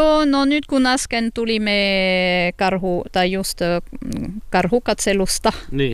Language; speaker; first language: Finnish; non-native, fluent; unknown